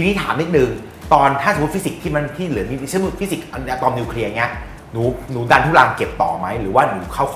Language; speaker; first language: Thai; native; Thai